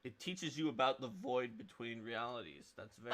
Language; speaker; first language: English; native; English